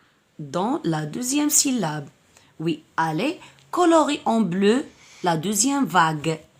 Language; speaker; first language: French; non-native, local second language; Arabic